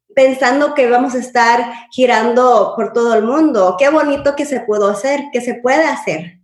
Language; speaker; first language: Spanish; early bilingual, heritage; Spanish